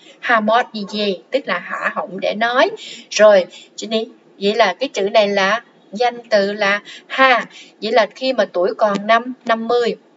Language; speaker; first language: Vietnamese; non-native, local second language; Khmer